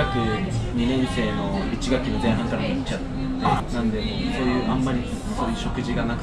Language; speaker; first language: Japanese; early bilingual, other home language; Spanish